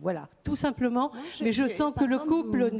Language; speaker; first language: French; native; French